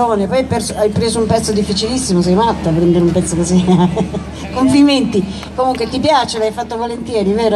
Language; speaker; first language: Italian; native; Italian